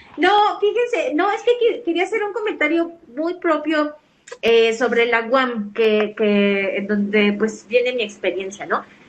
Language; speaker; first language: Spanish; native; Spanish